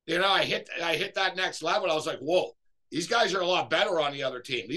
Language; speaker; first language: English; native; English